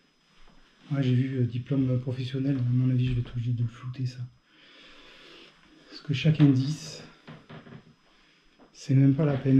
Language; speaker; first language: French; native; French